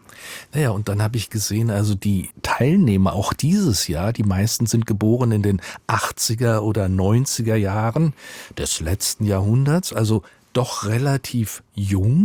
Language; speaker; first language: German; native; German